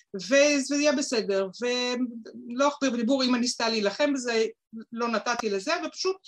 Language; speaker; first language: Hebrew; native; Hebrew